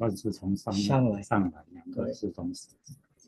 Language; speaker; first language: Chinese; native; Chinese